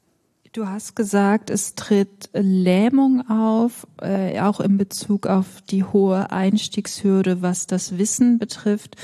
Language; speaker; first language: German; native; German